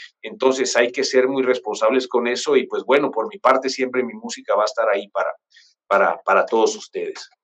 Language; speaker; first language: Spanish; native; Spanish